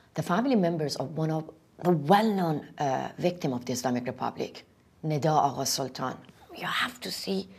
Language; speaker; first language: English; non-native, fluent; Persian